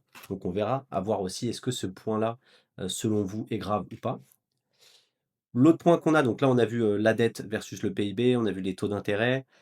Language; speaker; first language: French; native; French